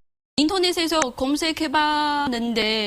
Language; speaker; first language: Korean; non-native, learner; Chinese